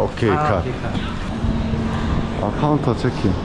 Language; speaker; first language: Thai; non-native, learner; Korean